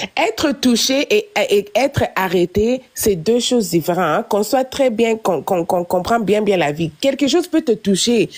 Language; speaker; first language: French; non-native, local second language; Lingala